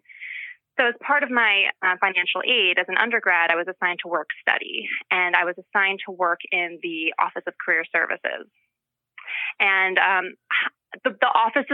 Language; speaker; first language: English; native; English